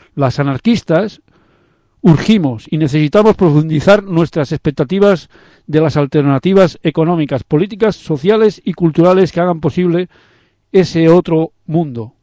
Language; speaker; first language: Spanish; non-native, local second language; Catalan